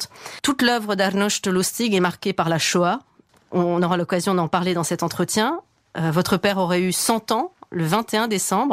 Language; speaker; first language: French; native; French